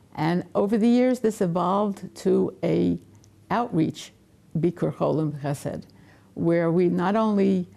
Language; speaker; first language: English; native; English